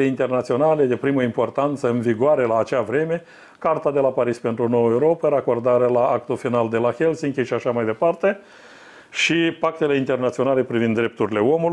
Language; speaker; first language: Romanian; native; Romanian